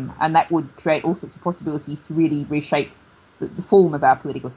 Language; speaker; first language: English; native; English